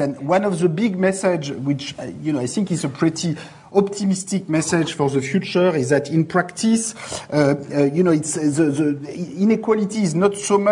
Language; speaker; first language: English; non-native, fluent; French